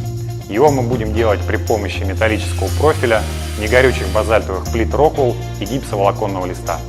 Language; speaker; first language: Russian; native; Russian